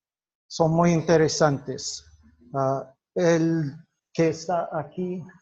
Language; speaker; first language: Spanish; non-native, fluent; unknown